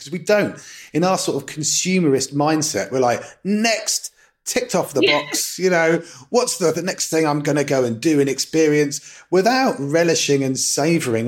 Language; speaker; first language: English; native; English